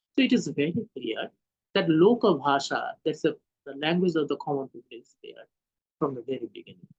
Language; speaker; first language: English; non-native, local second language; Hindi